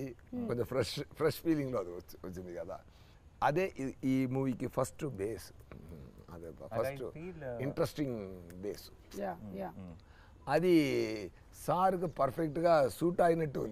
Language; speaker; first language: Telugu; non-native, learner; Tamil